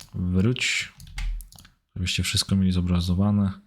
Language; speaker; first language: Polish; early bilingual, heritage; German